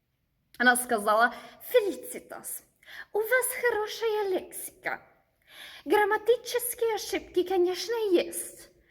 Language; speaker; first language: Russian; non-native, learner; German